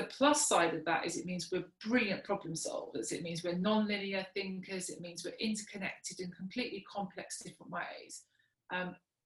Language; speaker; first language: English; native; English